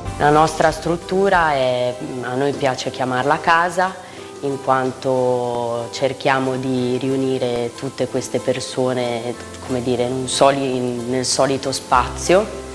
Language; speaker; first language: Italian; native; Italian